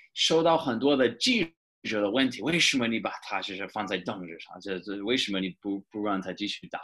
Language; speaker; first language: Chinese; non-native, fluent; English